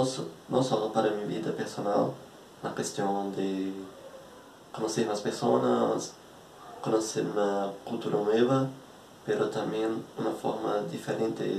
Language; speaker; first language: Spanish; non-native, learner; Portuguese